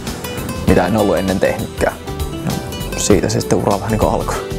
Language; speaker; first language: Finnish; native; Finnish